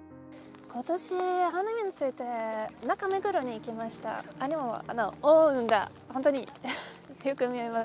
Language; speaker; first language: Japanese; non-native, fluent; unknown